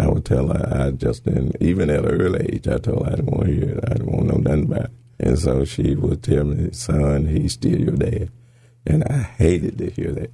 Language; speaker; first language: English; native; English